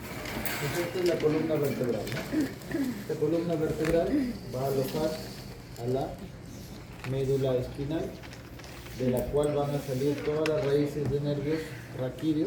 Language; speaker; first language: Spanish; native; Spanish